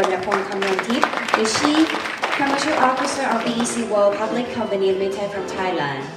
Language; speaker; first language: English; non-native, fluent; Thai